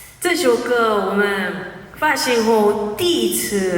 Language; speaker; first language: Chinese; non-native, learner; Korean